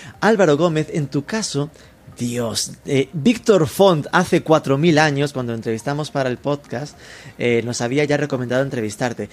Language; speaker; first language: Spanish; native; Spanish